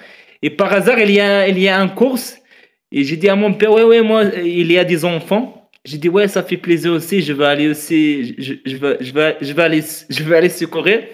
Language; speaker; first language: French; non-native, learner; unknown